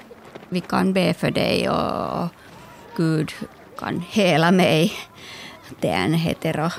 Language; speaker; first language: Swedish; non-native, local second language; Finnish